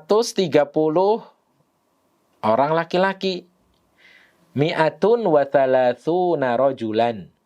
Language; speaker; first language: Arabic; non-native, fluent; Indonesian